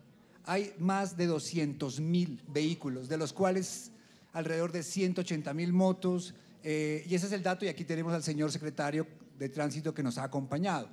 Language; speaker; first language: Spanish; native; Spanish